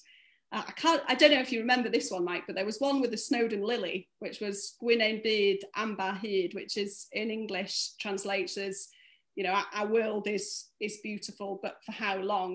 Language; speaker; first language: English; native; English